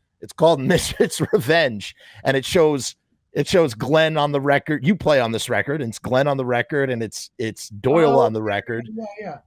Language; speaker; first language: English; native; English